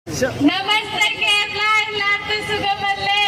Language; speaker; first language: Malayalam; non-native, learner; Hindi